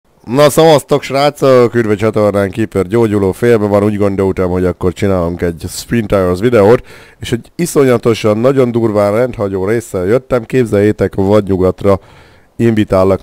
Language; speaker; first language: Hungarian; native; Hungarian